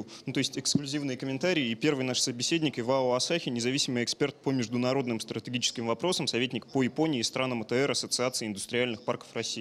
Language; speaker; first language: Russian; native; Russian